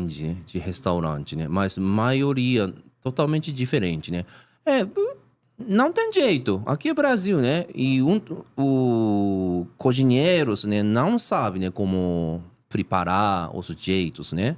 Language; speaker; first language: Portuguese; non-native, learner; Japanese